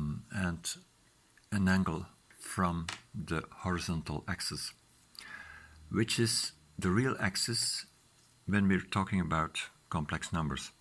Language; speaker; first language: English; non-native, fluent; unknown